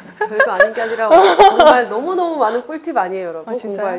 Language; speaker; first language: Korean; native; Korean